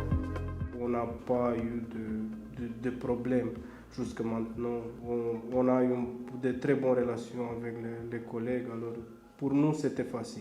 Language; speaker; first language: French; non-native, fluent; Romanian